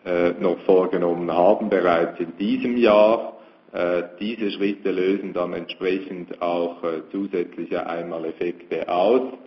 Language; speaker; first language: German; native; German